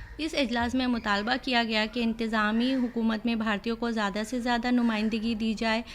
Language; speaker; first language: Urdu; native; Urdu